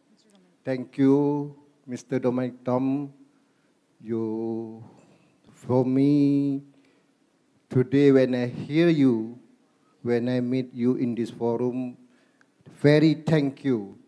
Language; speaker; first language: English; non-native, learner; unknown